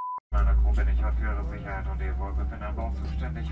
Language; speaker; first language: German; native; German